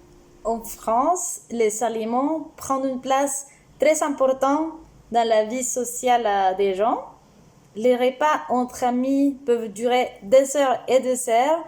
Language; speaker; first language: French; non-native, fluent; Spanish